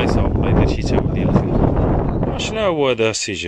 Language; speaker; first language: Arabic; native; Arabic